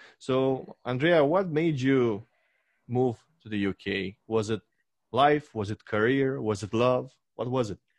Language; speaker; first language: English; non-native, fluent; Romanian